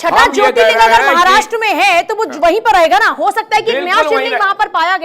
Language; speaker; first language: Hindi; native; Hindi